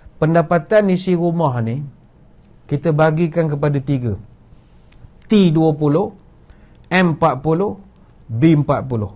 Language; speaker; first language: Malay; native; Malay